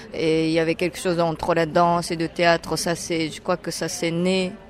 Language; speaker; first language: French; non-native, fluent; Japanese